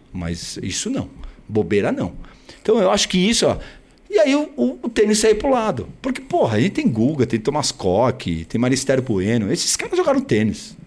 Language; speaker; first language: Portuguese; early bilingual, other home language; Spanish